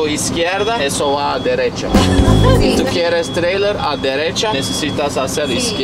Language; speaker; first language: Spanish; non-native, learner; Turkish